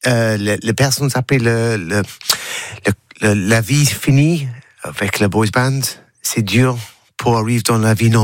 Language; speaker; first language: French; non-native, learner; English